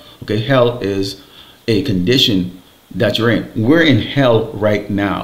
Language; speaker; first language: English; native; English